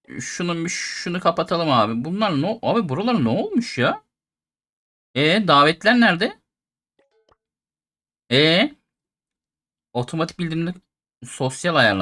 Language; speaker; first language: Turkish; native; Turkish